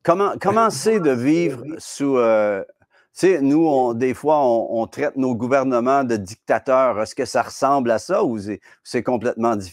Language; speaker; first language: French; native; French